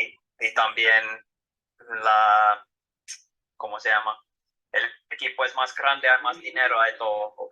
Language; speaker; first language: Spanish; non-native, fluent; Finnish